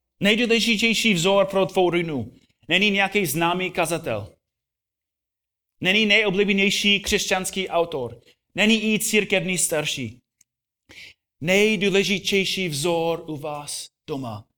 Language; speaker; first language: Czech; non-native, fluent; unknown